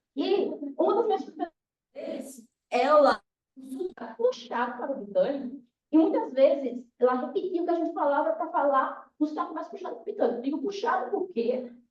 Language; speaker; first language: Portuguese; native; Portuguese